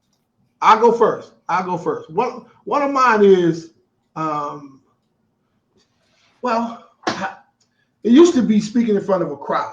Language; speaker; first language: English; native; English